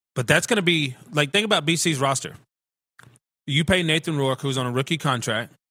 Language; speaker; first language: English; native; English